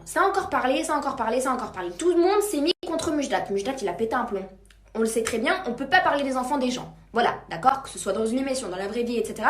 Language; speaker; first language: French; native; French